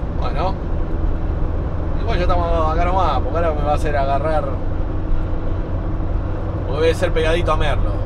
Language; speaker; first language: Spanish; native; Spanish